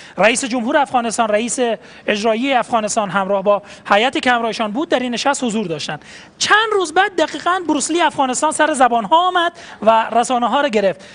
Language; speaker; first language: Persian; native; Persian